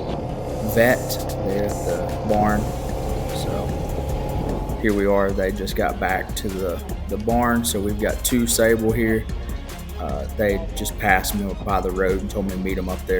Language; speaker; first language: English; native; English